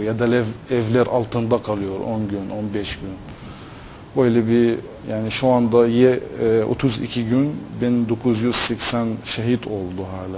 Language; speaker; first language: Turkish; non-native, fluent; Arabic